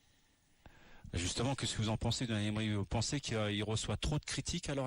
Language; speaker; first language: French; native; French